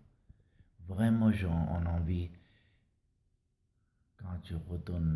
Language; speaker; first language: French; non-native, learner; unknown